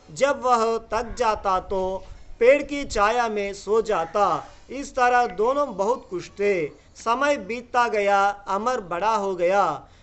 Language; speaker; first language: Hindi; non-native, local second language; Telugu